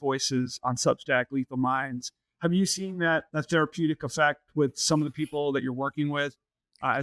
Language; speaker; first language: English; native; English